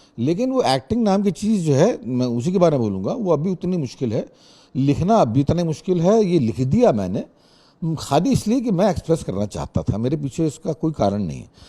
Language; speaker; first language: Hindi; native; Hindi